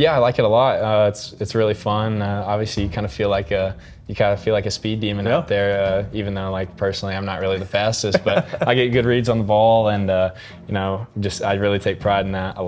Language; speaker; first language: English; native; English